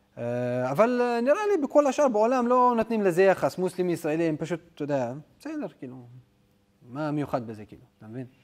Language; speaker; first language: Hebrew; non-native, local second language; Adyghe